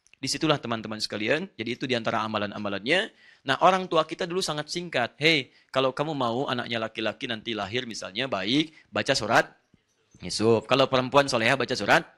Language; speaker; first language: Indonesian; non-native, fluent; Arabic